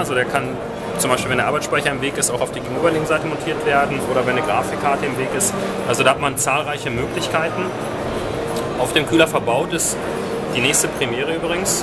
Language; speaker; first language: German; native; German